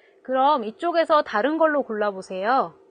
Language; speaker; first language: Korean; native; Korean